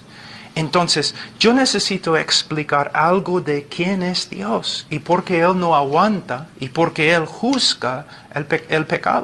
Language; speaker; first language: Spanish; non-native, fluent; English